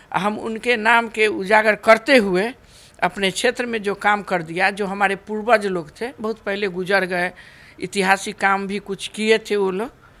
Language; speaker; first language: Hindi; native; Hindi